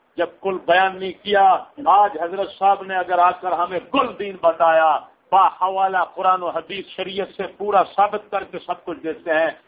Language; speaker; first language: Urdu; non-native, local second language; Punjabi